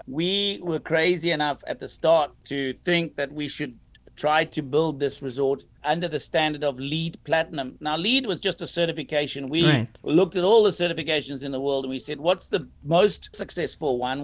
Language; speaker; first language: English; native; English